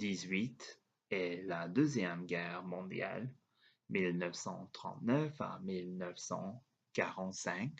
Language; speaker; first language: French; non-native, learner; English